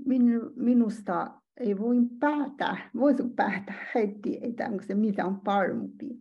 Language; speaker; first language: Finnish; non-native, learner; Chinese